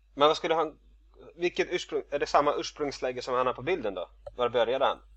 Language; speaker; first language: Swedish; non-native, fluent; Russian